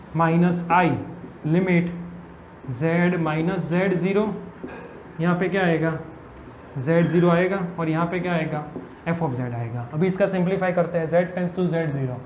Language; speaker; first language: Hindi; non-native, local second language; Gujarati